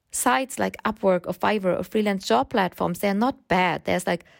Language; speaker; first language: English; non-native, fluent; German